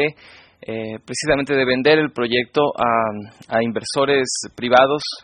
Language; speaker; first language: Spanish; native; Spanish